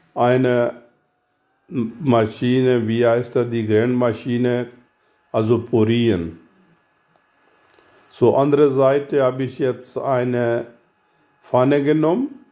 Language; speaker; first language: German; non-native, learner; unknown